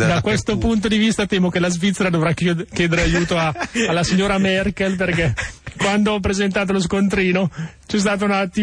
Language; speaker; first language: Italian; native; Italian